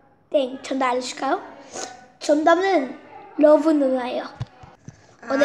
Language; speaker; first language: Korean; early bilingual, heritage; Korean